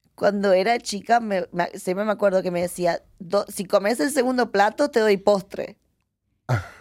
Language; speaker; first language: Spanish; native; Spanish